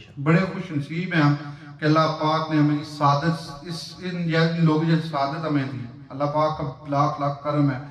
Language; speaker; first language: Urdu; non-native, local second language; Pahari-Potwari